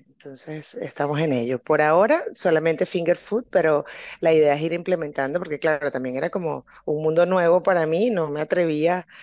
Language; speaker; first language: Spanish; native; Spanish